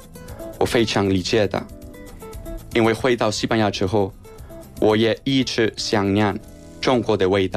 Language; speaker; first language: Chinese; non-native, learner; Spanish